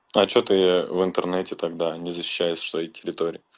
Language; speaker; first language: Russian; native; Russian